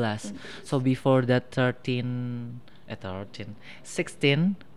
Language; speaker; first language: English; non-native, fluent; Indonesian